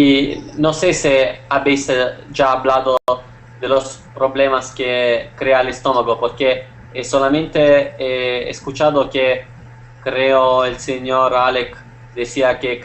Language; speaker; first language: Spanish; non-native, learner; Italian